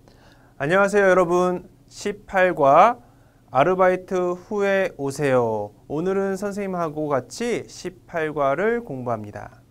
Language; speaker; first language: Korean; non-native, fluent; Vietnamese